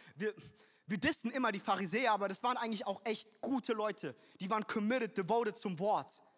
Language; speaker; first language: German; native; German